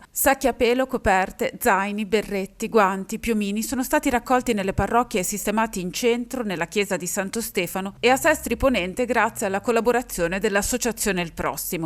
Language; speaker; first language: Italian; native; Italian